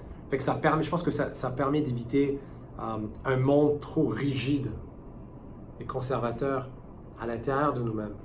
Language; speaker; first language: French; native; French